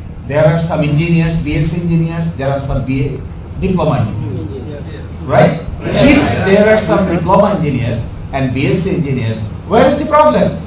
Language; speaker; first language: English; non-native, local second language; Bangla